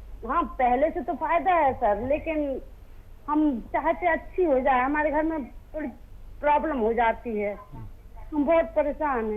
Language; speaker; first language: Hindi; native; Hindi